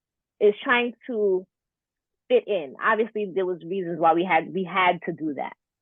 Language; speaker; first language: English; native; English